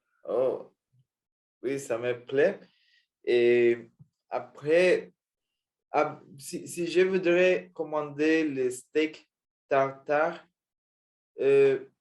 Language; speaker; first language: French; non-native, learner; Spanish